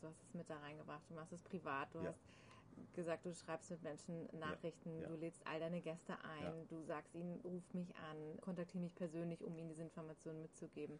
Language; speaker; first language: German; native; German